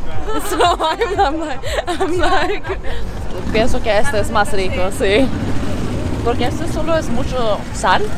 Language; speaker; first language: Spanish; non-native, learner; Swedish